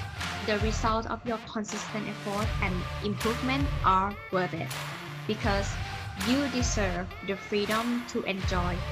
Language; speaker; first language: English; non-native, learner; Thai